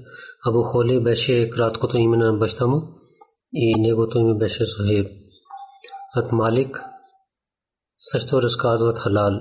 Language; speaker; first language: Bulgarian; non-native, learner; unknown